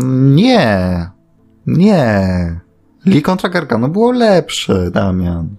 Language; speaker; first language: Polish; native; Polish